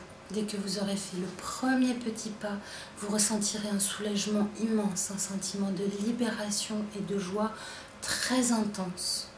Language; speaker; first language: French; native; French